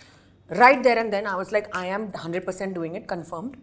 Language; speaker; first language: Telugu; non-native, local second language; Hindi